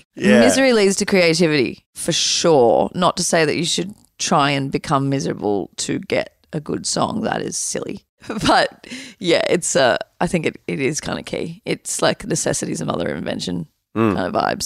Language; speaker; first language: English; native; English